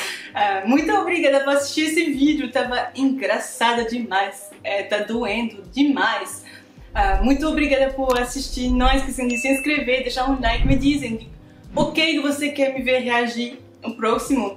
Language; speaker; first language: Portuguese; non-native, fluent; French